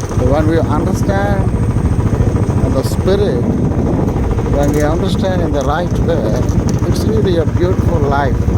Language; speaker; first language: English; non-native, local second language; Telugu